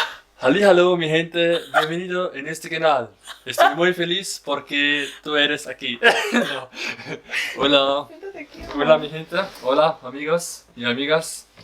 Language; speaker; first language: Spanish; non-native, learner; German